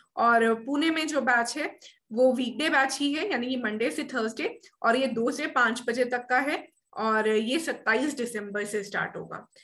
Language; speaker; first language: Hindi; native; Hindi